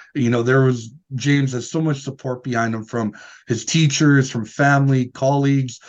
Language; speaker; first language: English; native; English